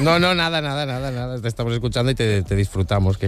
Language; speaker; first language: Spanish; native; Spanish